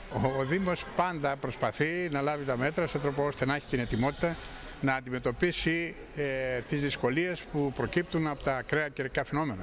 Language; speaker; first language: Greek; native; Greek